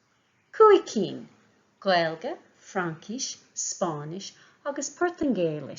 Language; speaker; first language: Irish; non-native, local second language; English